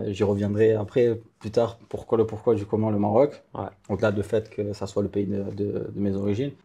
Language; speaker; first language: French; native; French